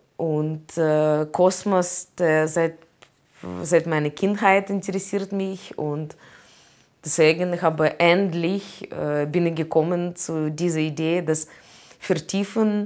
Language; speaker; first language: German; non-native, learner; Russian